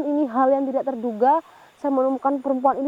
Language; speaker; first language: Indonesian; native; Indonesian